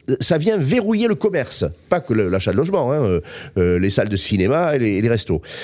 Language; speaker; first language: French; native; French